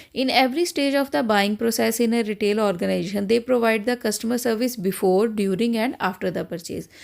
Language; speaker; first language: English; non-native, local second language; Punjabi